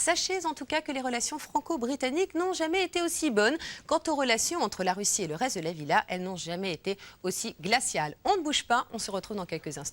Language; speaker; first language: French; native; French